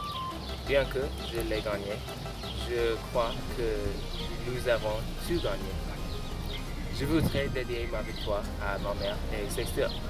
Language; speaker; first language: French; non-native, learner; English